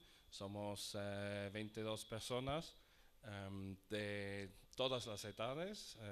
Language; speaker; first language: Spanish; non-native, fluent; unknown